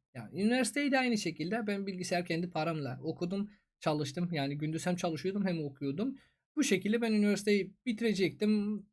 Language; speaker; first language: Turkish; non-native, fluent; Persian